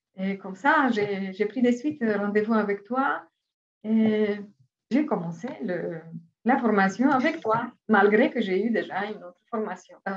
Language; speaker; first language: French; non-native, fluent; Romanian